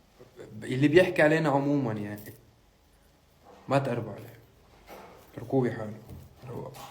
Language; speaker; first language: Arabic; native; Arabic